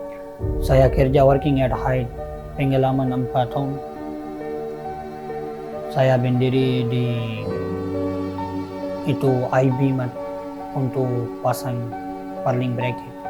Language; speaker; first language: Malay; non-native, learner; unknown